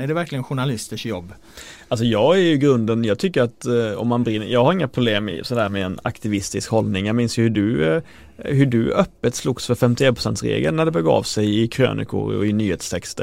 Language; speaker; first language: Swedish; native; Swedish